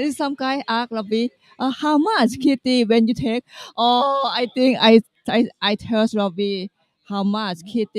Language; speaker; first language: English; non-native, learner; Thai